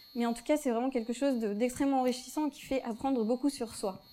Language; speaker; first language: French; native; French